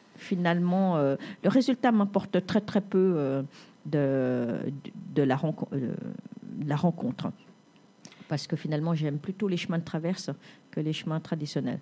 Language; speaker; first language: French; native; French